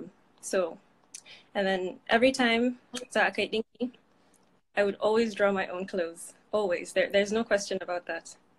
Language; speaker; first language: English; non-native, local second language; Fula